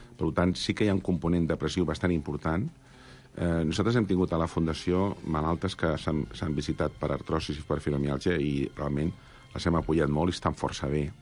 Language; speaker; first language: Catalan; native; Catalan